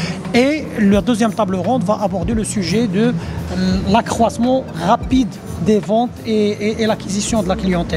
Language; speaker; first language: French; non-native, local second language; Arabic